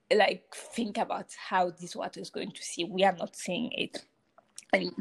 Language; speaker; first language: English; non-native, fluent; Hausa